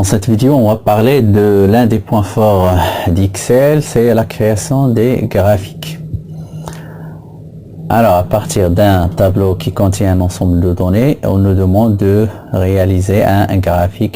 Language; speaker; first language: French; non-native, local second language; Arabic